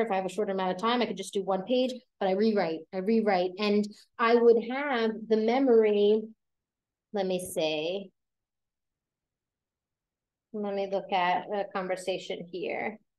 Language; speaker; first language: English; native; English